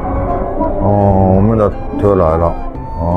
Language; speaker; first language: Chinese; non-native, fluent; Japanese